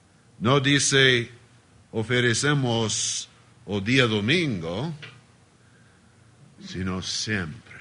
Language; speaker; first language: Spanish; non-native, learner; Portuguese